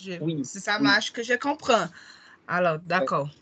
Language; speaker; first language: French; non-native, learner; Portuguese